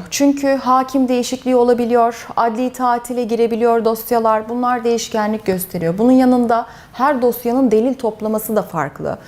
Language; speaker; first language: Turkish; early bilingual, heritage; Turkish